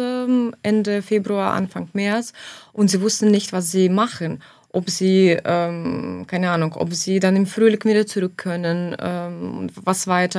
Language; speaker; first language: German; non-native, fluent; Ukrainian